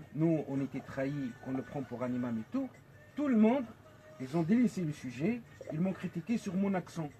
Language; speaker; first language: French; non-native, local second language; Arabic